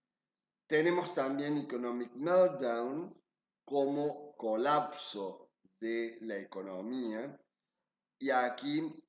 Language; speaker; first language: Spanish; native; Spanish